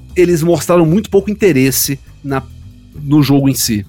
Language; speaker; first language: Portuguese; native; Portuguese